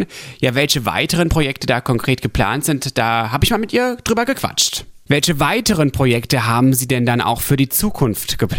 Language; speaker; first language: German; native; German